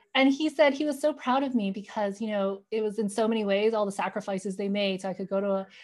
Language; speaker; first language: English; native; English